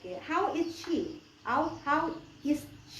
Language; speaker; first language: English; non-native, learner; Indonesian